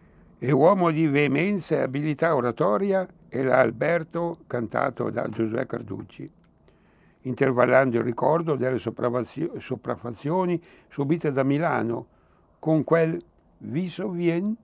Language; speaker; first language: Italian; native; Italian